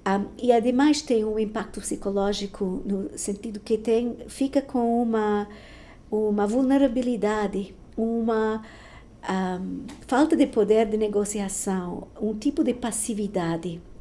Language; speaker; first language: Portuguese; non-native, fluent; Spanish